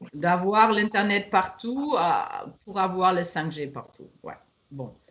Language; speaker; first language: French; non-native, fluent; German